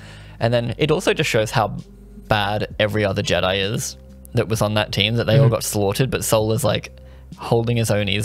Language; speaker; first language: English; native; English